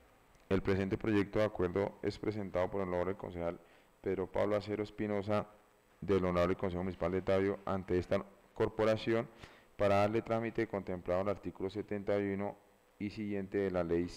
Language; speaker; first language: Spanish; native; Spanish